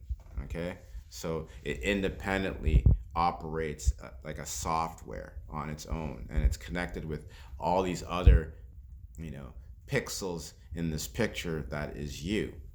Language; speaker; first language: English; native; English